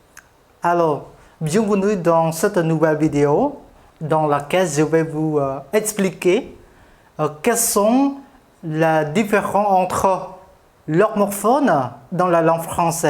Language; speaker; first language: French; non-native, fluent; Khmer